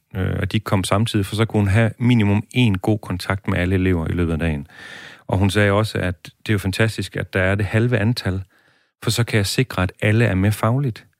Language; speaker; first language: Danish; native; Danish